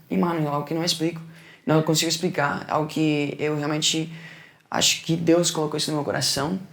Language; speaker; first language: Portuguese; non-native, fluent; Spanish